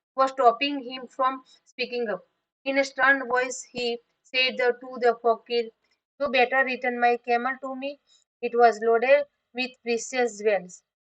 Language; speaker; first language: English; non-native, local second language; Gujarati